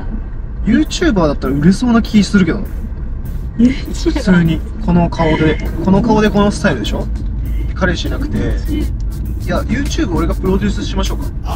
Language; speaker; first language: Japanese; native; Japanese